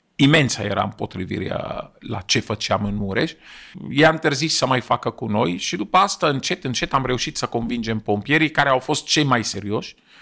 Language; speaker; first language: Romanian; non-native, fluent; Arabic